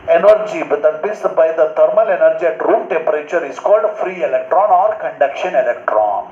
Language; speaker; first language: English; non-native, local second language; Kannada